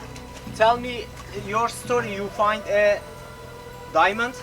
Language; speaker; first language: English; non-native, learner; Turkish